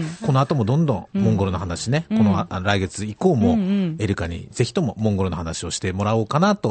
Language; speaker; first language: Japanese; native; Japanese